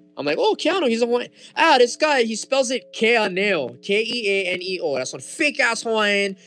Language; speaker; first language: English; early bilingual, other home language; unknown